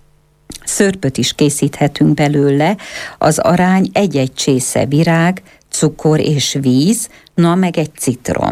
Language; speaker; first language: Hungarian; native; Hungarian